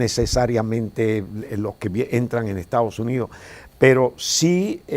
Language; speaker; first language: Spanish; native; Spanish